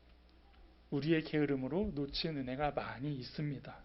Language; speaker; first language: Korean; native; Korean